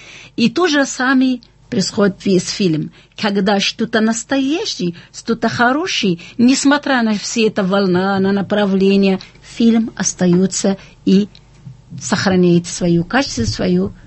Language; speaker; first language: Russian; non-native, fluent; Arabic